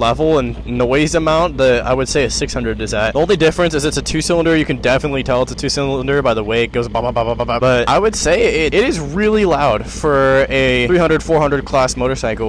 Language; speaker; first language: English; native; English